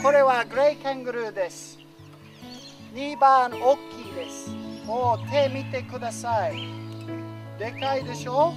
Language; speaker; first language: Japanese; non-native, learner; English